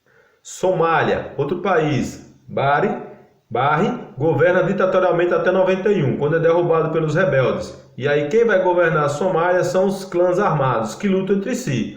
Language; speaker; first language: Portuguese; native; Portuguese